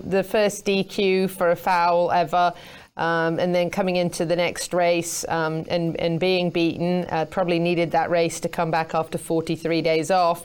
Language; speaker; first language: English; native; English